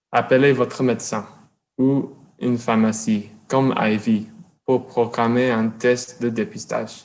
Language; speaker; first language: French; non-native, learner; English